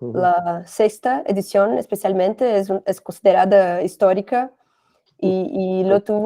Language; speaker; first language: Spanish; non-native, fluent; Portuguese